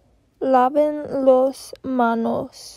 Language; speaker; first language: Spanish; non-native, learner; English